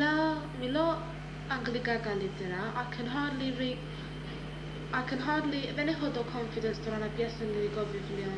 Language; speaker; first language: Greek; early bilingual, heritage; Greek